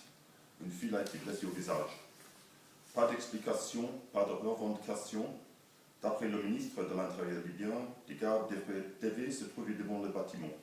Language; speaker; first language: French; non-native, fluent; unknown